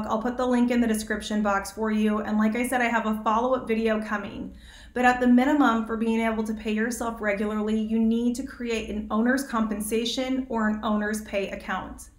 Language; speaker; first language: English; native; English